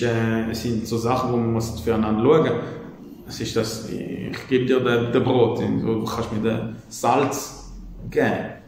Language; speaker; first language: German; non-native, fluent; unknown